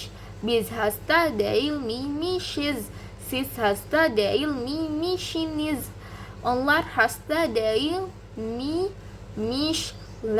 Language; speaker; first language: Turkish; non-native, learner; Indonesian